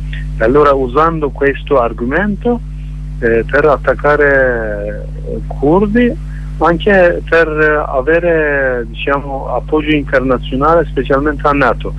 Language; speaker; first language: Italian; non-native, learner; Kurdish